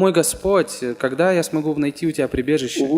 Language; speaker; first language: Russian; native; Russian